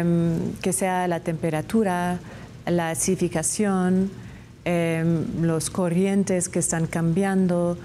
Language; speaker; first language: Spanish; non-native, fluent; English